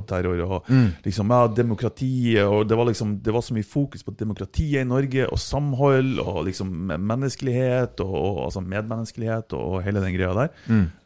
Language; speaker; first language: Norwegian; native; Norwegian